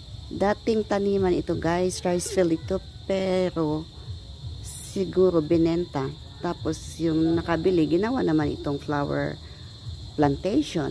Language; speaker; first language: Filipino; non-native, local second language; Hiligaynon